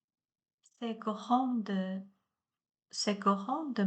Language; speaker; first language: French; non-native, learner; Chinese